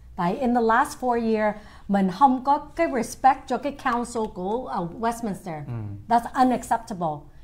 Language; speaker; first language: Vietnamese; early bilingual, heritage; Vietnamese